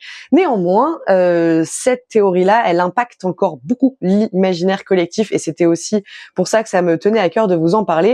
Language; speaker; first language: French; native; French